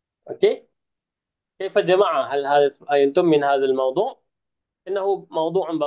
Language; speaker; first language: Arabic; non-native, fluent; Malay